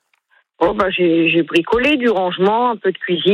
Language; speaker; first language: French; native; French